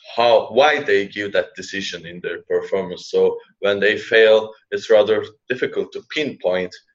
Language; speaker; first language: English; non-native, fluent; Turkish